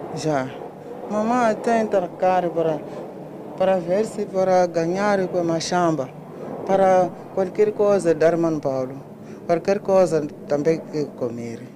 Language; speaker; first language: Portuguese; non-native, learner; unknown